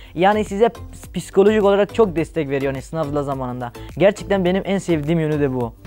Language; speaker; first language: Turkish; non-native, fluent; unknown